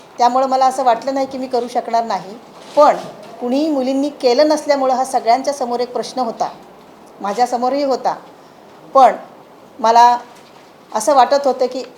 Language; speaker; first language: Marathi; native; Marathi